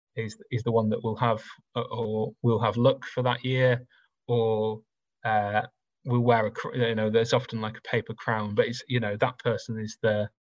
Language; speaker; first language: English; native; English